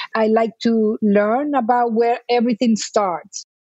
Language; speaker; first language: English; non-native, fluent; Spanish